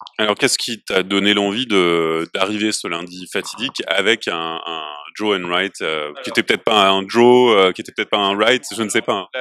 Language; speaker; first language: French; native; French